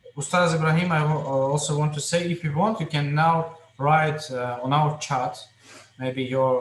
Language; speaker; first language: English; non-native, fluent; Russian